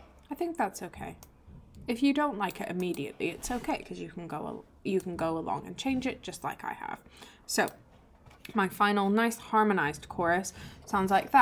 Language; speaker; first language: English; native; English